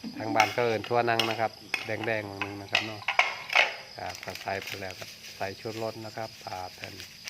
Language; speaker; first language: Thai; native; Thai